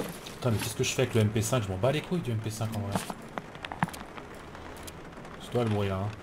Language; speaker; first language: French; native; French